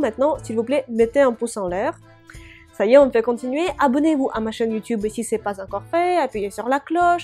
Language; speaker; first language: French; non-native, fluent; Russian